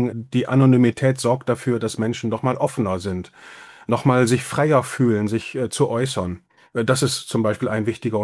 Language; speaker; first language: German; native; German